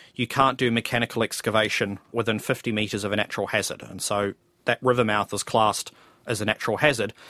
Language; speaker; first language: English; native; English